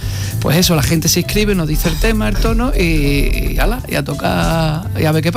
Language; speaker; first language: Spanish; native; Spanish